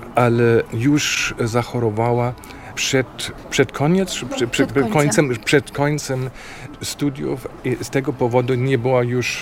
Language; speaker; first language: Polish; non-native, fluent; German